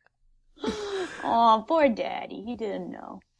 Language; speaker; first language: English; non-native, fluent; Portuguese